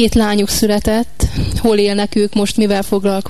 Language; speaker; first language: Hungarian; native; Hungarian